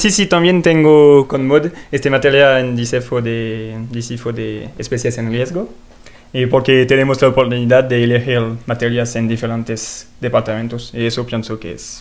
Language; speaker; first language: Spanish; non-native, learner; French